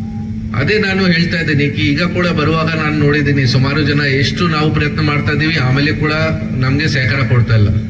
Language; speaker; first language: Kannada; non-native, local second language; Hindi